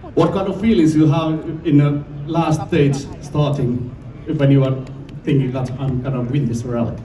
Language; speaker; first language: English; non-native, learner; Finnish